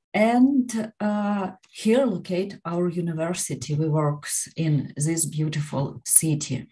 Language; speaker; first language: English; non-native, learner; Ukrainian